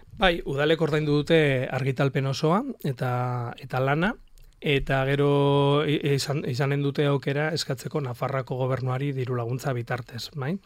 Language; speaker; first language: Basque; non-native, local second language; Spanish